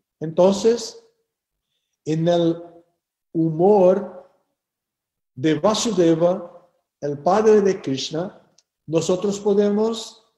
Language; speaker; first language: Spanish; non-native, fluent; Portuguese